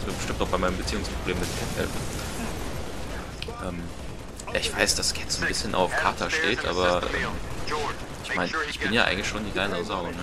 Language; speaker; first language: German; native; German